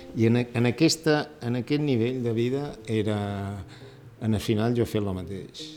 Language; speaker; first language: Catalan; native; Catalan